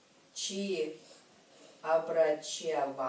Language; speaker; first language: Italian; non-native, learner; Russian